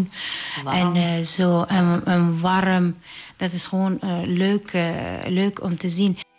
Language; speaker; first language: Dutch; non-native, learner; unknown